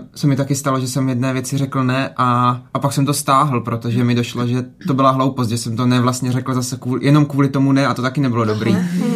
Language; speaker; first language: Czech; native; Czech